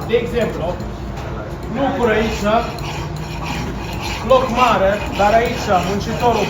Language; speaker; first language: Romanian; non-native, learner; Arabic